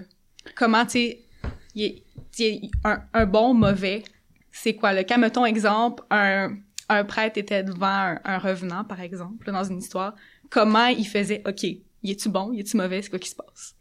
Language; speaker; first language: French; native; French